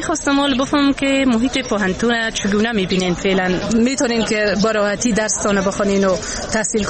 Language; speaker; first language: Persian; native; Persian